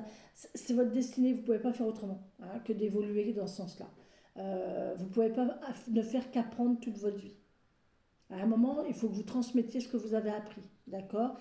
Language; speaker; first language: French; native; French